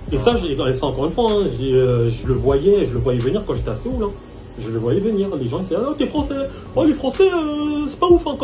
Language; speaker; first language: French; native; French